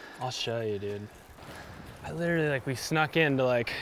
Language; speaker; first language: English; native; English